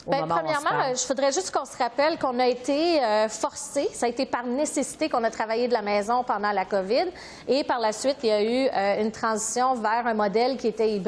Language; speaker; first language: French; native; French